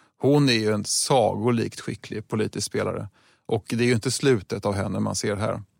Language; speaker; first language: Swedish; native; Swedish